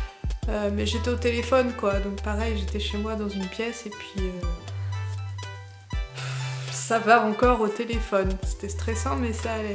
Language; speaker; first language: French; native; French